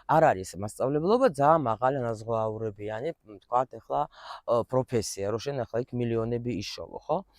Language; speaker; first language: Georgian; early bilingual, heritage; Russian